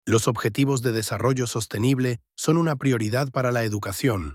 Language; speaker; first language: Spanish; native; Spanish